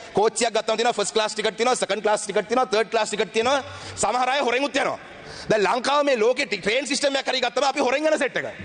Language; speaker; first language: Sinhala; non-native, local second language; Tamil